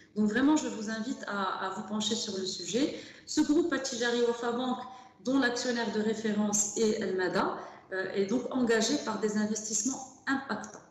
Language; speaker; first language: French; non-native, local second language; Arabic